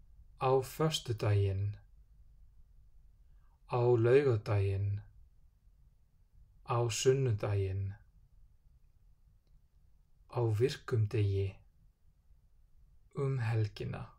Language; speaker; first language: Icelandic; non-native, fluent; English